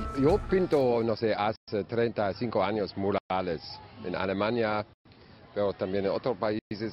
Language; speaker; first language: Spanish; non-native, learner; German